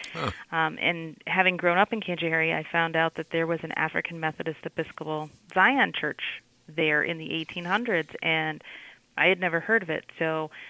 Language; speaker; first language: English; native; English